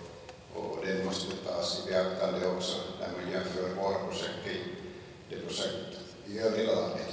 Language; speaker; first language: Swedish; non-native, local second language; Finnish